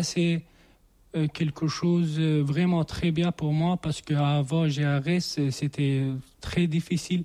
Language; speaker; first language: French; non-native, learner; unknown